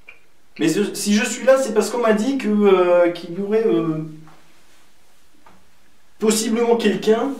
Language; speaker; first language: French; native; French